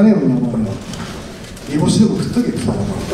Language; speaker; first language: Japanese; native; Japanese